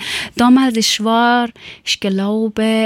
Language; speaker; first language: German; non-native, learner; Persian